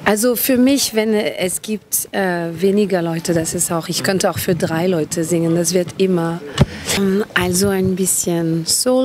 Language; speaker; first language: German; non-native, learner; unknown